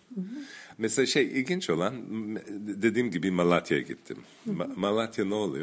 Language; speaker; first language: Turkish; non-native, fluent; English